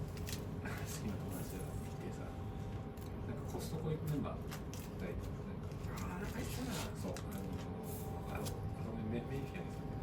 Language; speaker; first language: Japanese; native; Japanese